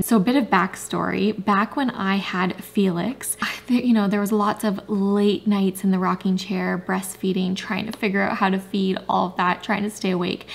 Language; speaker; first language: English; native; English